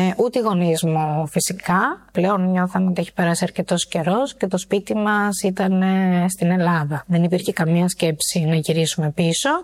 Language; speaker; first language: Greek; early bilingual, other home language; Albanian